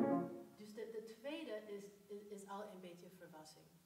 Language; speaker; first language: Dutch; non-native, fluent; English